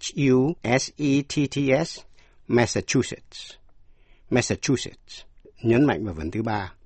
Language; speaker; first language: Vietnamese; native; Vietnamese